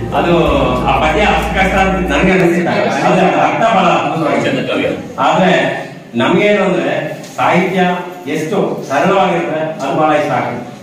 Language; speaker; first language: Kannada; non-native, local second language; Telugu